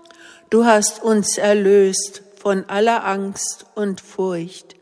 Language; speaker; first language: German; native; German